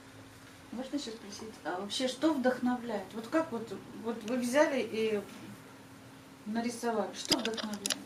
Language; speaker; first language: Russian; native; Russian